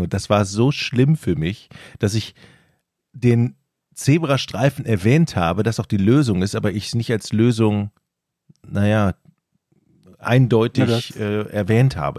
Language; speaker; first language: German; native; German